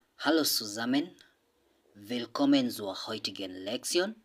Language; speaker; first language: German; non-native, learner; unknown